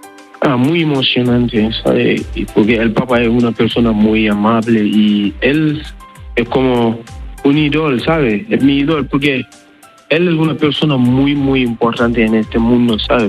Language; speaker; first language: Spanish; non-native, learner; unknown